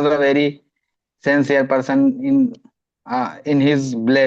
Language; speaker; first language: English; non-native, learner; Hindi